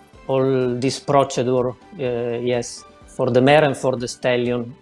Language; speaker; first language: English; non-native, learner; Italian